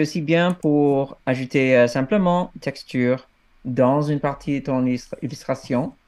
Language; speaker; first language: French; non-native, fluent; English